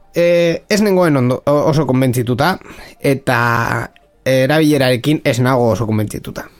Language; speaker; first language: Basque; non-native, local second language; Spanish